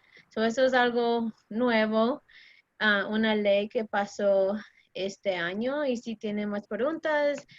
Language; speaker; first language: Spanish; non-native, fluent; English